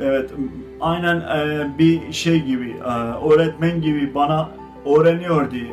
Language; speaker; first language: Turkish; non-native, learner; Azerbaijani